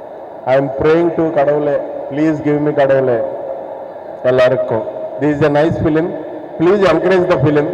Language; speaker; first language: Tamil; non-native, learner; Telugu